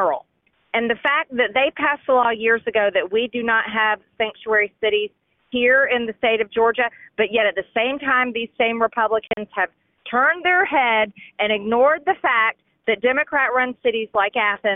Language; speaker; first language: English; native; English